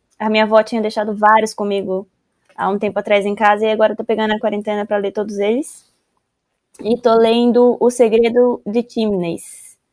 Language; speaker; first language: Portuguese; native; Portuguese